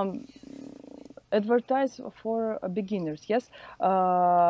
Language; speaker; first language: English; non-native, learner; Russian